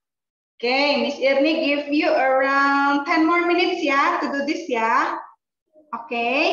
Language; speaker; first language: English; non-native, fluent; Indonesian